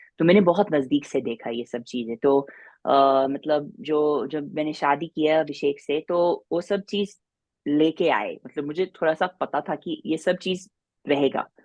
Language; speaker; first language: Hindi; non-native, fluent; English